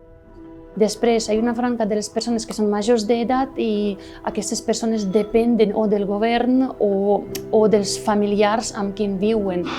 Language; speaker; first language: Catalan; non-native, fluent; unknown